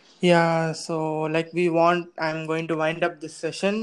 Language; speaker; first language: English; non-native, local second language; Tamil